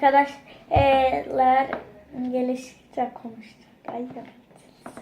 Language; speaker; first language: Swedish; early bilingual, other home language; Turkish